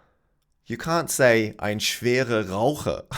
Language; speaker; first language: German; non-native, fluent; English